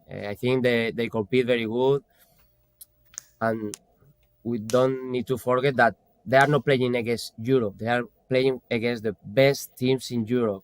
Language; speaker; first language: English; non-native, fluent; Spanish